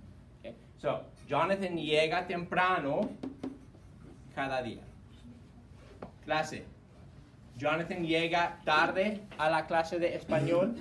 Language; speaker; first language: Spanish; non-native, fluent; English